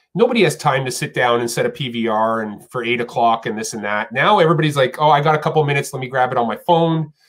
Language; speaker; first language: English; native; English